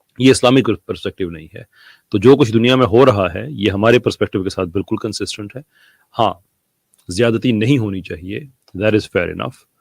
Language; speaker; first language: Urdu; non-native, local second language; Punjabi